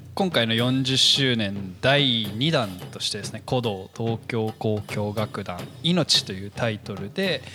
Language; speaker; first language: Japanese; native; Japanese